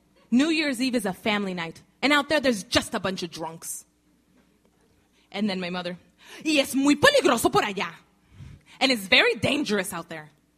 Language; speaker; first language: English; early bilingual, other home language; Spanish